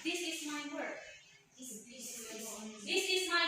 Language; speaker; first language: English; non-native, learner; Indonesian